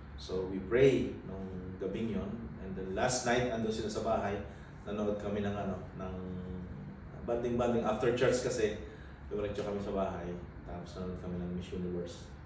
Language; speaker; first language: Filipino; native; Filipino